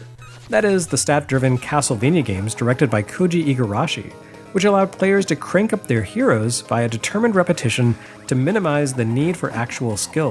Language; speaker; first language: English; native; English